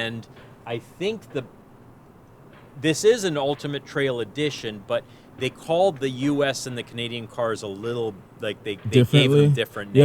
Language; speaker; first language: English; native; English